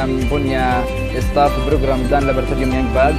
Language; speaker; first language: Indonesian; non-native, learner; Arabic